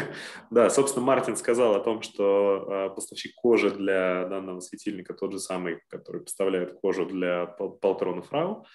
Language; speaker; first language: Russian; native; Russian